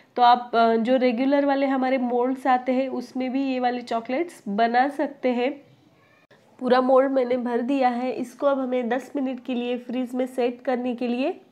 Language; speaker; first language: Hindi; non-native, local second language; Marathi